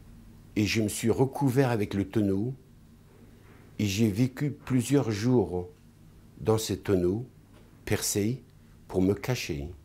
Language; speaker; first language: French; non-native, fluent; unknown